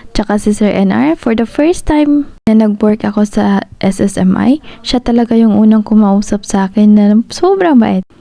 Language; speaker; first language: Filipino; non-native, local second language; Cebuano